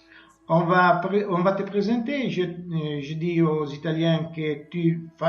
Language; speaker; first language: French; non-native, learner; Italian